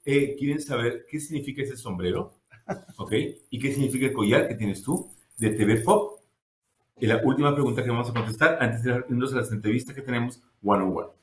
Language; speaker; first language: Spanish; native; Spanish